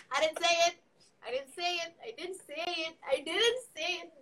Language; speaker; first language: English; non-native, local second language; Tamil